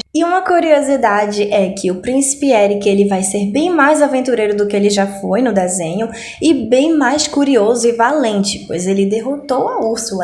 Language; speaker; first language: Portuguese; native; Portuguese